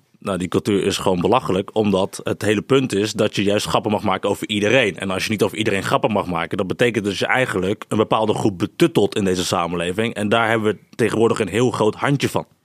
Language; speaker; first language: Dutch; native; Dutch